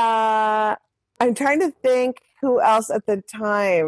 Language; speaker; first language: English; native; English